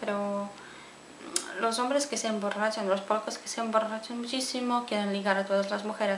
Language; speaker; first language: Spanish; non-native, fluent; Polish